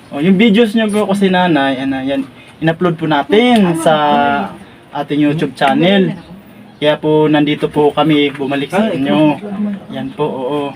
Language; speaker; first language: Filipino; non-native, local second language; Waray